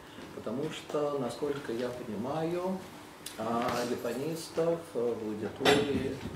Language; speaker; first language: Russian; native; Russian